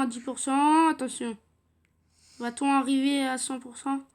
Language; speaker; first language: French; native; French